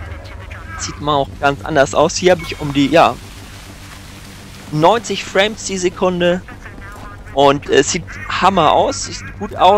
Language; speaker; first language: German; native; German